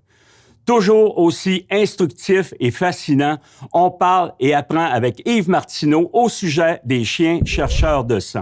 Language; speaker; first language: French; native; French